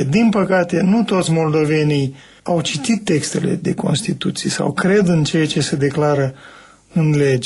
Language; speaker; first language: Romanian; native; Romanian